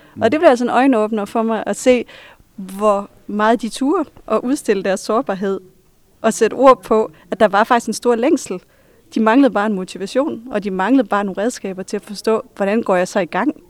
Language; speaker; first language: Danish; native; Danish